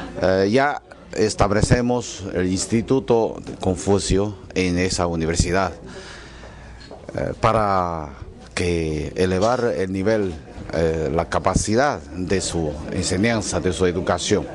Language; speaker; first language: Spanish; non-native, fluent; Chinese